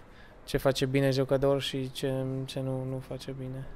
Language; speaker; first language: Romanian; non-native, learner; Slovak